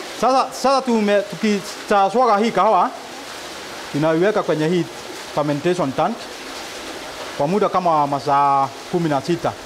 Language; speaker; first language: Swahili; non-native, local second language; Kikuyu